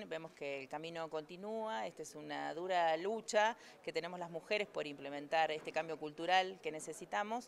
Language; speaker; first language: Spanish; native; Spanish